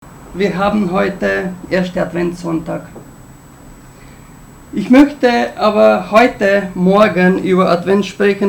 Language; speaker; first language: German; non-native, fluent; Romanian